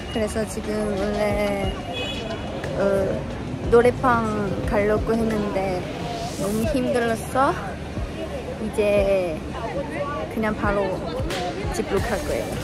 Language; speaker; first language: Korean; non-native, learner; Chinese